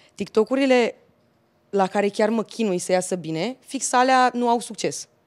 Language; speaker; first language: Romanian; native; Romanian